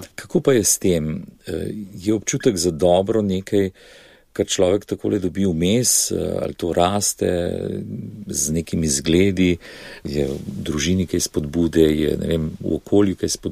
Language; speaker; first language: Slovenian; native; Slovenian